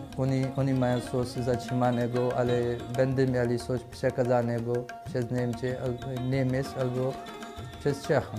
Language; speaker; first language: Polish; non-native, learner; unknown